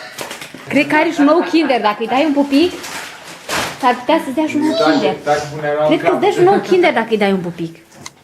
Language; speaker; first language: Romanian; native; Romanian